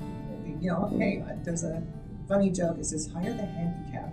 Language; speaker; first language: English; native; English